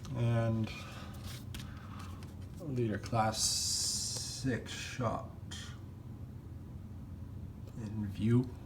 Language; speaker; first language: English; native; English